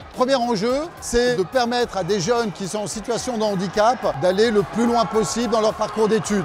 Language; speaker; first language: French; native; French